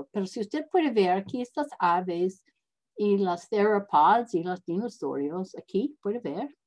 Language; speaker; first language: Spanish; non-native, learner; English